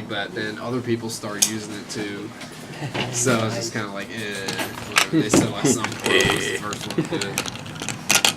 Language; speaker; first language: English; native; English